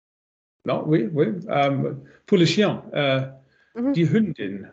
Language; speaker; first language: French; non-native, learner; German